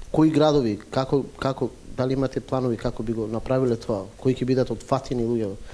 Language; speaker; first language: Macedonian; non-native, local second language; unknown